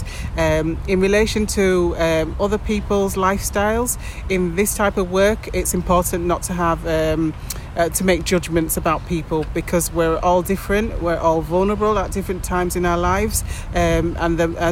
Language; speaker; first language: English; native; English